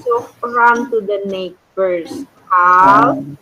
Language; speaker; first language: English; non-native, learner; Indonesian